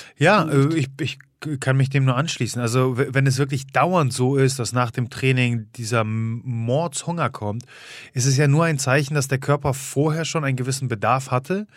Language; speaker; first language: German; early bilingual, other home language; Polish